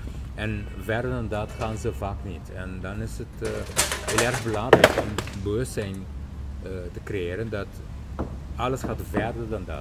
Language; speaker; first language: Dutch; non-native, local second language; Papiamento